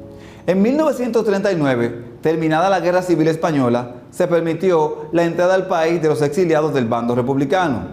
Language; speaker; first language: Spanish; native; Spanish